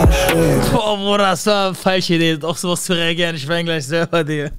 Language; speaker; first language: German; native; German